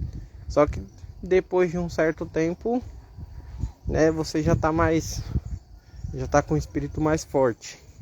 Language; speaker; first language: Portuguese; native; Portuguese